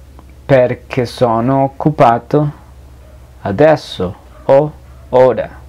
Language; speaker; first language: Italian; non-native, fluent; Spanish